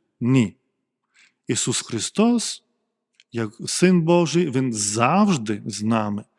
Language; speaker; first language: Ukrainian; non-native, fluent; Lithuanian